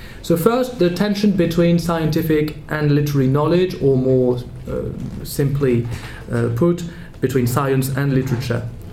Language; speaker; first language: English; non-native, fluent; French